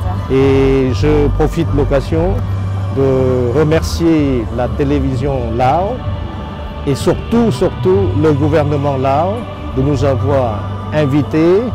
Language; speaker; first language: French; non-native, fluent; Lao